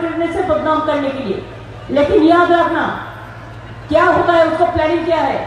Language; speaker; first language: Hindi; non-native, local second language; Bangla